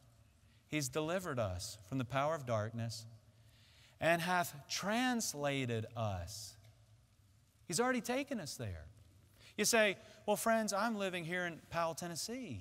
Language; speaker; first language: English; native; English